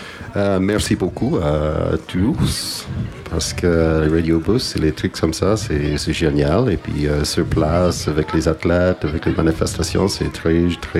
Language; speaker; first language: French; non-native, fluent; English